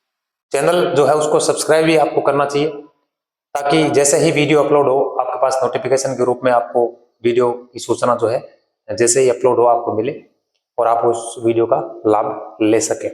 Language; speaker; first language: Hindi; native; Hindi